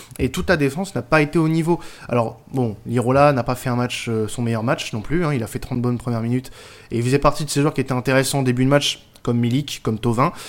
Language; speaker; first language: French; native; French